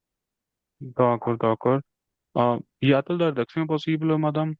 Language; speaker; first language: French; non-native, learner; Punjabi